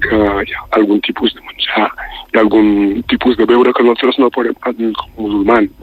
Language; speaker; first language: Catalan; non-native, fluent; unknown